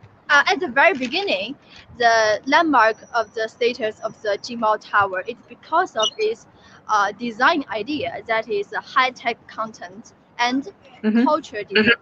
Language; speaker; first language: English; non-native, fluent; Chinese